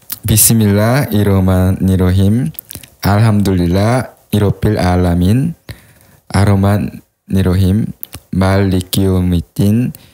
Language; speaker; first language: Indonesian; non-native, fluent; Korean